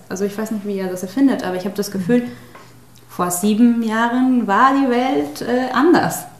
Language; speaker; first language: German; non-native, fluent; Spanish